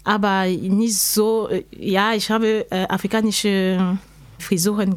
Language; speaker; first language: German; non-native, learner; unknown